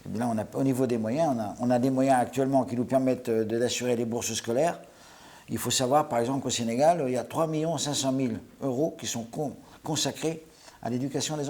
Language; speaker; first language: French; native; French